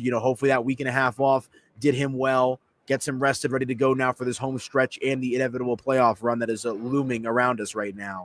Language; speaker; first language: English; native; English